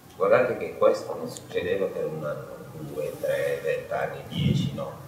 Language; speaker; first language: Italian; non-native, fluent; Wolof